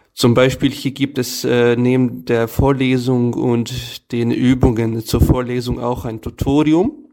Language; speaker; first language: German; non-native, fluent; Serbian